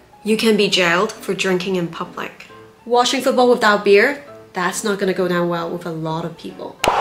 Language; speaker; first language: English; non-native, local second language; Cantonese